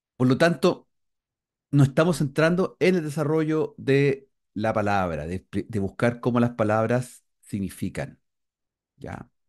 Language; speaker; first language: Spanish; native; Spanish